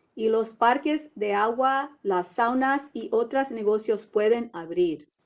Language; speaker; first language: Spanish; early bilingual, heritage; Spanish